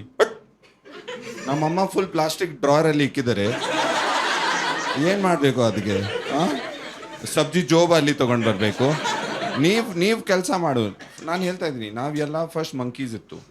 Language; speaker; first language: Kannada; non-native, learner; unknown